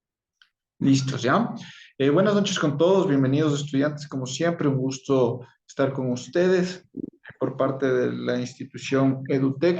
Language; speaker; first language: Spanish; native; Spanish